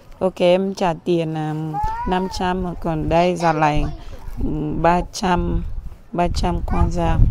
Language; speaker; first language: Vietnamese; non-native, learner; Portuguese